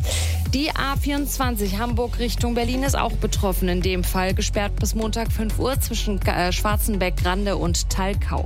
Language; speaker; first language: German; native; German